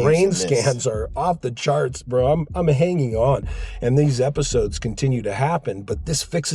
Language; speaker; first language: English; native; English